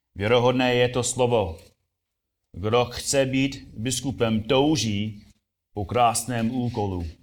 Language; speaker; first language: Czech; non-native, fluent; English